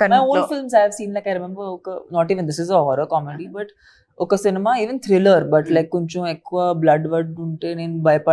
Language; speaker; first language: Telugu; non-native, local second language; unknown